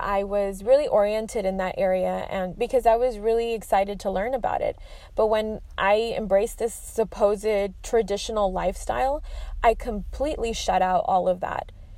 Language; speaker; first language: English; early bilingual, other home language; Spanish